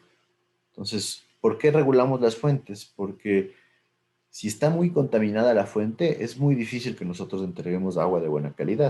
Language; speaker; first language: Spanish; native; Spanish